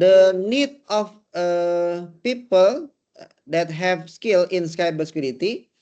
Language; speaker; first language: English; non-native, learner; Indonesian